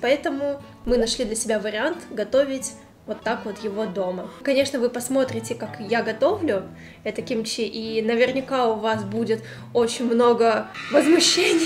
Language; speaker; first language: Russian; native; Russian